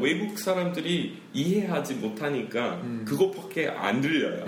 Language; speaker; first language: Korean; non-native, fluent; English